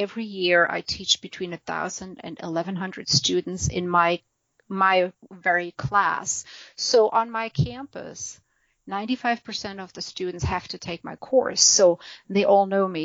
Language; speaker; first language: English; non-native, fluent; German